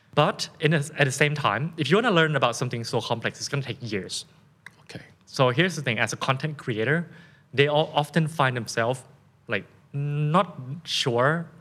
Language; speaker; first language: English; non-native, fluent; Thai